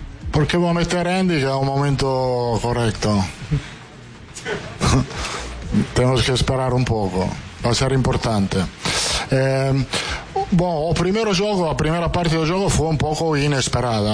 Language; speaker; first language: Portuguese; non-native, fluent; Italian